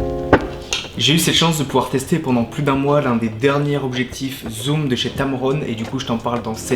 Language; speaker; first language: French; native; French